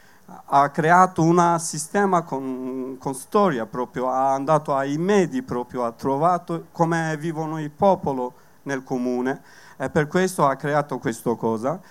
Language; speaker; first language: Italian; non-native, learner; Kurdish